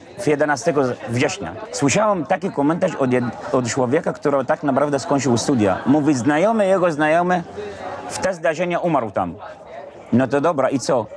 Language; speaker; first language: Polish; non-native, fluent; Arabic